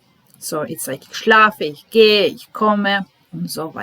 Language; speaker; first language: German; non-native, fluent; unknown